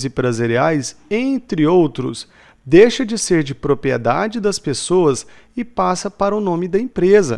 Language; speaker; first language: Portuguese; native; Portuguese